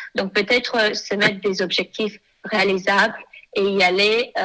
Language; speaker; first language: French; non-native, fluent; Romanian